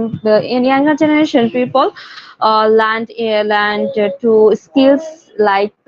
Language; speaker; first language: English; non-native, learner; Bangla